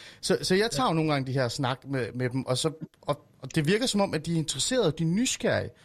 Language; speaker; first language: Danish; early bilingual, other home language; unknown